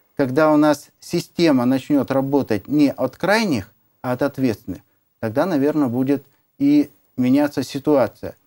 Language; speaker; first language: Russian; native; Russian